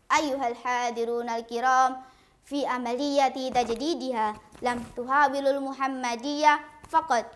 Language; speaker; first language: Arabic; non-native, learner; Indonesian